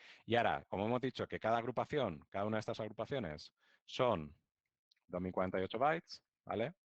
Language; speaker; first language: Spanish; native; Spanish